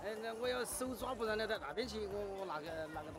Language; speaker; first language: Chinese; native; Chinese